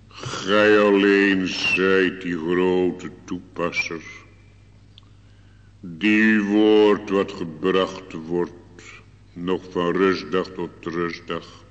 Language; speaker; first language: Dutch; native; Dutch